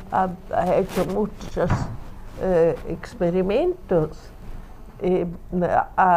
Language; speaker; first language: Spanish; non-native, fluent; Italian